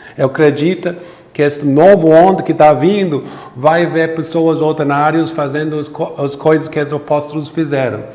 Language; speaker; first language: Portuguese; non-native, fluent; English